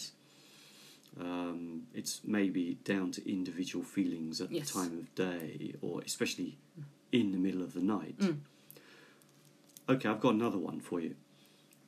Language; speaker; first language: English; native; English